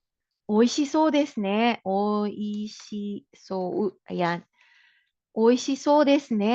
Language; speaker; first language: Japanese; non-native, fluent; Filipino